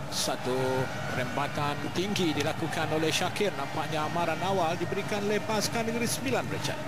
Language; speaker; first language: Malay; native; Malay